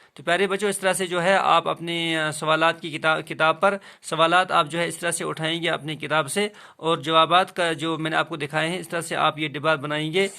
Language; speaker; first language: Urdu; non-native, local second language; Kashmiri